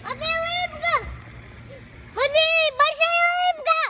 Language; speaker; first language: Russian; early bilingual, heritage; Russian